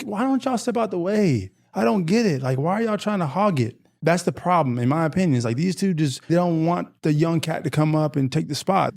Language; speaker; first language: English; native; English